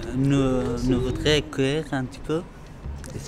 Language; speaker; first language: French; non-native, learner; Persian